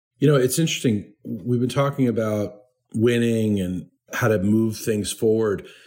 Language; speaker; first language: English; native; English